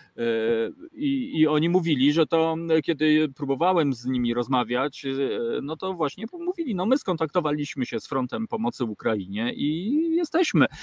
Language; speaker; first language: Polish; native; Polish